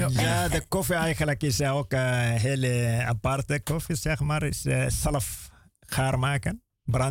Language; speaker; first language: Dutch; non-native, learner; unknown